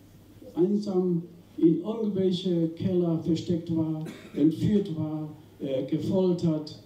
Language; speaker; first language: German; non-native, fluent; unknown